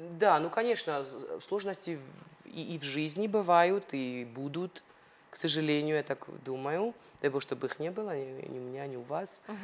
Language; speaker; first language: Russian; non-native, local second language; Ossetic